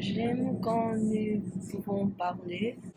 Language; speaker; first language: French; non-native, learner; English